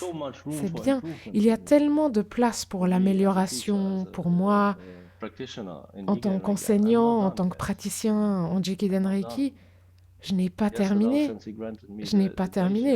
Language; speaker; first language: French; non-native, fluent; German